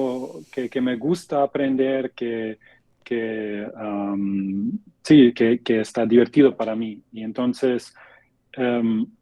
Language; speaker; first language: Spanish; non-native, fluent; German